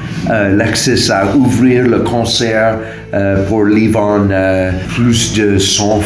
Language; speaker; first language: French; non-native, learner; English